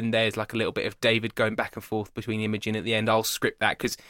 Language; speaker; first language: English; native; English